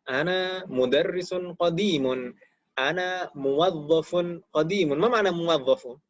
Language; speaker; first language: Arabic; non-native, fluent; Indonesian